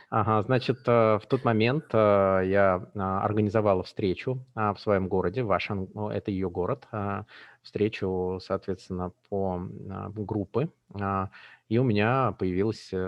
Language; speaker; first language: Russian; native; Russian